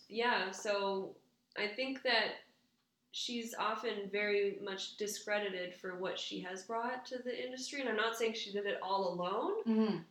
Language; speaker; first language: English; native; English